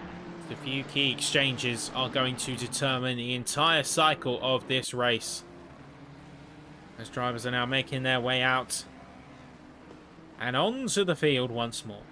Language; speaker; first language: English; native; English